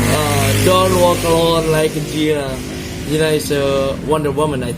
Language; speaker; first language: English; non-native, learner; Indonesian